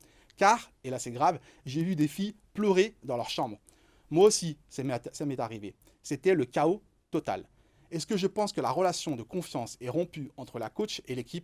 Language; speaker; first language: French; native; French